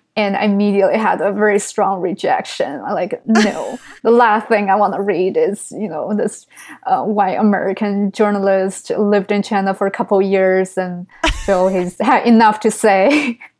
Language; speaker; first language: English; non-native, fluent; Chinese